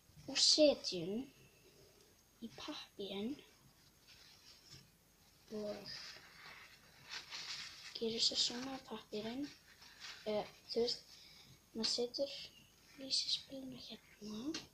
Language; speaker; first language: Icelandic; non-native, local second language; Portuguese